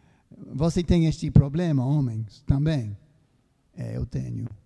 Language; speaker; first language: Portuguese; non-native, fluent; English